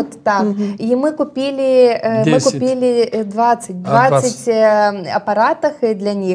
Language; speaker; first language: Russian; non-native, local second language; Romanian